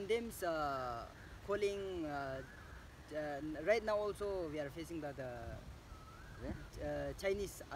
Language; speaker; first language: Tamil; non-native, learner; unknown